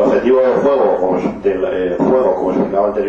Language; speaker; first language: Spanish; native; Spanish